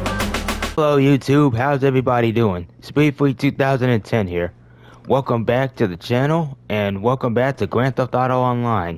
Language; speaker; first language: English; native; English